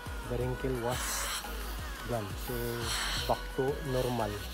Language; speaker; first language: English; non-native, local second language; Filipino